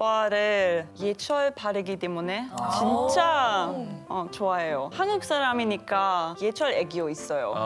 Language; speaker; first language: Korean; non-native, learner; German